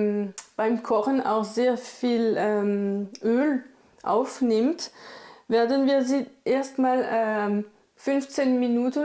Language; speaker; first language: German; non-native, fluent; French